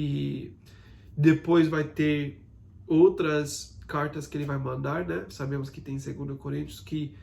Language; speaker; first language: Portuguese; non-native, fluent; English